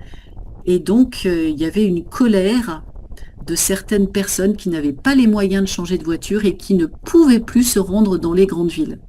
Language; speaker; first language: French; native; French